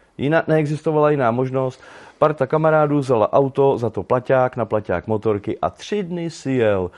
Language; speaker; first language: Czech; native; Czech